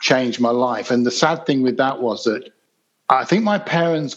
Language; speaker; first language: English; native; English